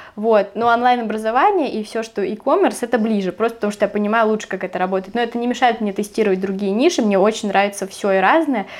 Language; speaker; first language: Russian; native; Russian